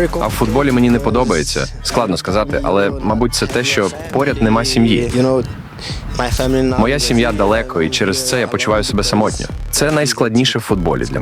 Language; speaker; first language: Ukrainian; non-native, learner; Portuguese